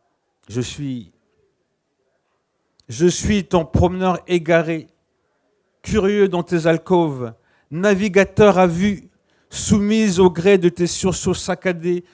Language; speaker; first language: French; native; French